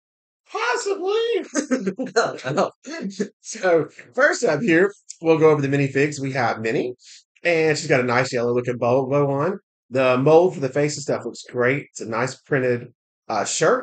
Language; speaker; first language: English; native; English